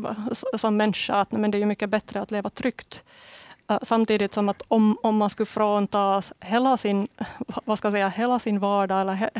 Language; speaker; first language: Swedish; native; Swedish